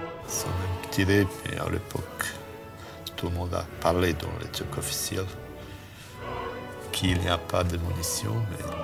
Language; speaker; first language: French; non-native, fluent; Bosnian